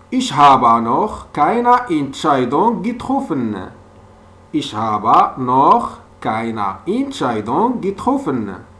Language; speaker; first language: German; non-native, fluent; French